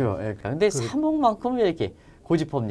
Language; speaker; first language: Korean; native; Korean